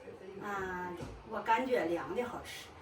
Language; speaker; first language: Chinese; native; Chinese